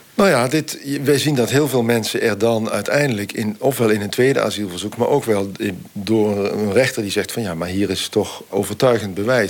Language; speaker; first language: Dutch; native; Dutch